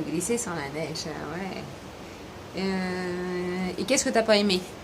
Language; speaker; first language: French; native; French